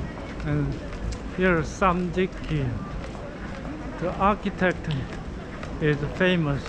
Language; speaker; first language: English; non-native, learner; Korean